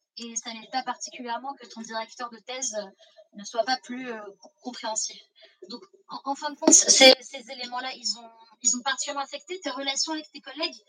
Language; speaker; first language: French; native; French